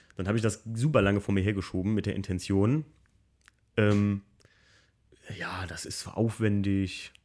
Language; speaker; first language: German; native; German